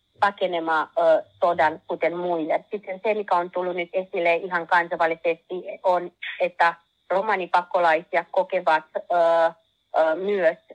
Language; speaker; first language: Finnish; non-native, learner; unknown